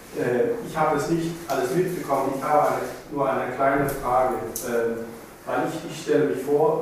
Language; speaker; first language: German; non-native, fluent; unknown